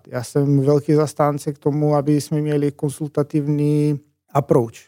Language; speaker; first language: Czech; non-native, fluent; Macedonian